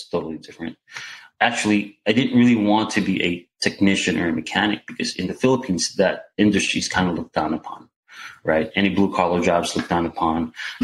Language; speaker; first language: English; non-native, local second language; Filipino